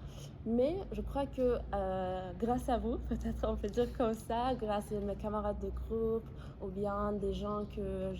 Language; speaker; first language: French; non-native, fluent; Azerbaijani